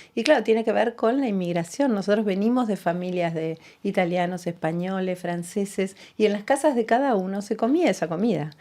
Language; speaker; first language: Spanish; native; Spanish